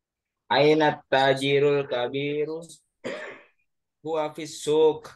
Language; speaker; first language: Arabic; non-native, learner; Indonesian